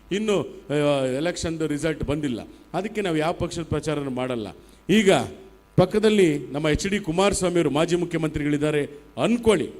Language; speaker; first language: Kannada; native; Kannada